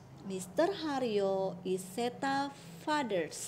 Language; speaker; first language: English; non-native, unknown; Indonesian